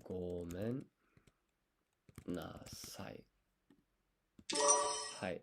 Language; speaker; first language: Japanese; non-native, learner; English